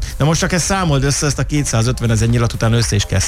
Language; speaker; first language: Hungarian; native; Hungarian